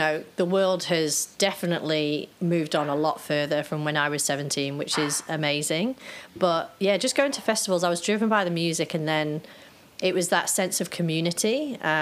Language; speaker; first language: English; native; English